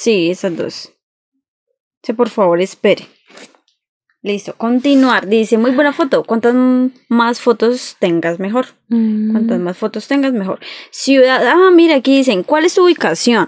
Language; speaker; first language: Spanish; native; Spanish